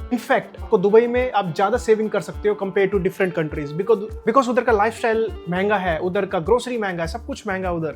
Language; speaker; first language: Hindi; native; Hindi